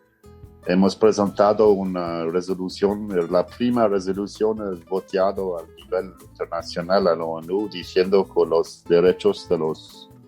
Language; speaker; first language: Spanish; non-native, fluent; English